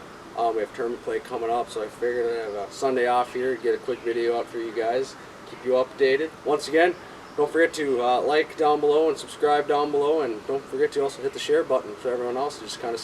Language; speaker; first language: English; native; English